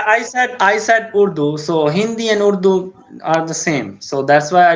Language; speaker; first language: English; non-native, learner; Urdu